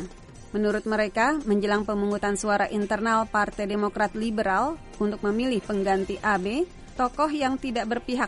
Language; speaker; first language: Indonesian; native; Indonesian